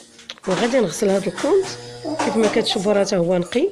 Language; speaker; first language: Arabic; native; Arabic